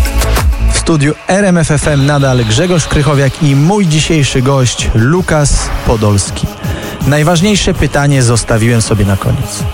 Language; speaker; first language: Polish; native; Polish